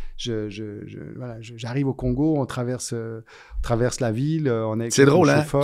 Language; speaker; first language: French; native; French